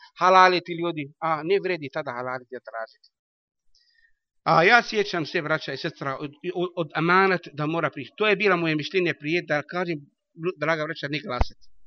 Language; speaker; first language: Bosnian; non-native, learner; Arabic